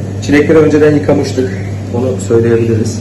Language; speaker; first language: Turkish; native; Turkish